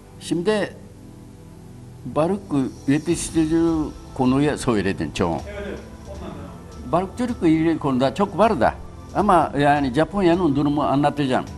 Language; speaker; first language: Turkish; non-native, learner; Japanese